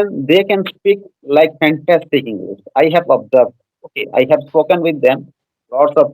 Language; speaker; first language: English; non-native, fluent; Odia